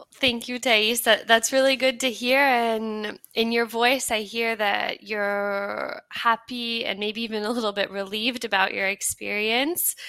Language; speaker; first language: English; native; English